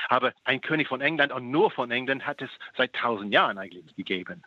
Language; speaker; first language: German; non-native, fluent; English